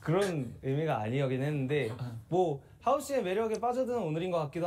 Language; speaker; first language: Korean; native; Korean